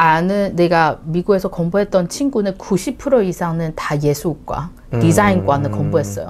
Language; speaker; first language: Korean; non-native, learner; Chinese